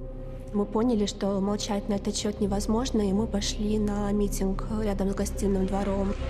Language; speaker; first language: Russian; native; Russian